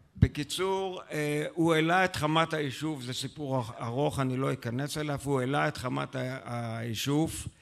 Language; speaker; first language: Hebrew; native; Hebrew